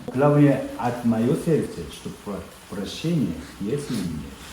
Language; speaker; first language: Ukrainian; non-native, learner; Korean